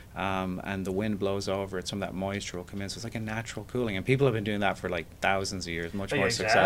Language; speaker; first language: English; native; English